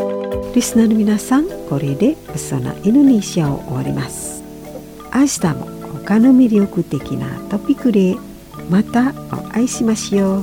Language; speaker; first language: Japanese; non-native, fluent; Indonesian